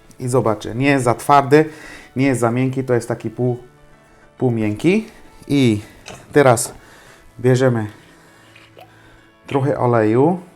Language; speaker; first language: Polish; non-native, fluent; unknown